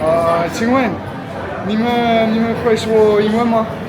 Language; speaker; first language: Chinese; non-native, learner; French